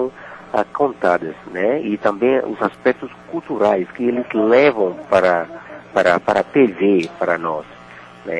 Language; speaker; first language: Portuguese; non-native, fluent; Yoruba